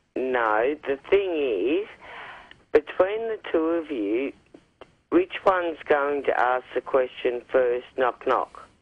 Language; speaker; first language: English; non-native, fluent; Finnish